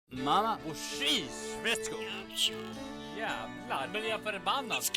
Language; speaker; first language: Swedish; non-native, fluent; Ukrainian